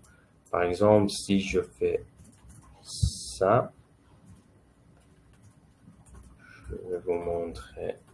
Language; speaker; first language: French; non-native, fluent; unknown